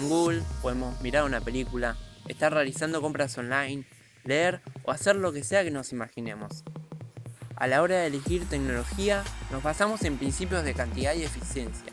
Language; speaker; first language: Spanish; native; Spanish